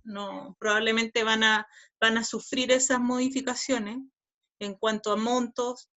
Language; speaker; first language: Spanish; native; Spanish